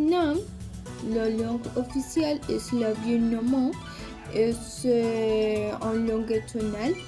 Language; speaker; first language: French; non-native, learner; Spanish